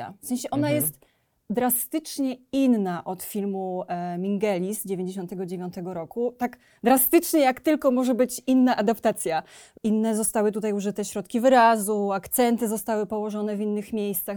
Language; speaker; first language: Polish; native; Polish